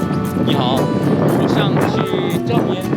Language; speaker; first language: Chinese; non-native, learner; Korean